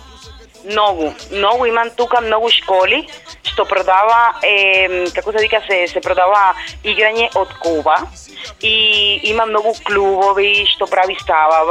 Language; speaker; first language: Macedonian; non-native, learner; Spanish